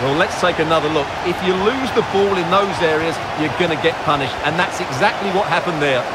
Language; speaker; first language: English; native; English